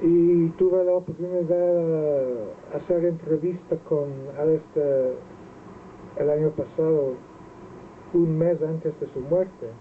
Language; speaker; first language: Spanish; non-native, fluent; Welsh